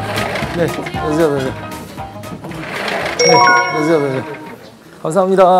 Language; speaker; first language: Korean; native; Korean